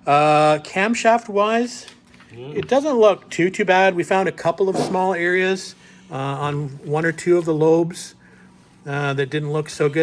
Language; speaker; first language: English; native; English